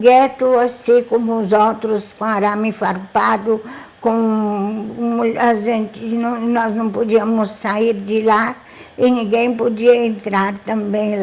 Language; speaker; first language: Portuguese; non-native, fluent; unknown